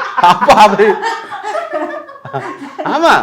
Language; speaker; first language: Tamil; non-native, learner; Malayalam